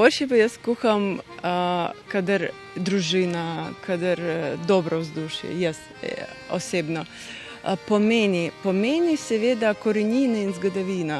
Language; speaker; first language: Slovenian; non-native, fluent; Russian